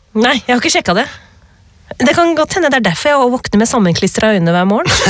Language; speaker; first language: Norwegian; early bilingual, other home language; Urdu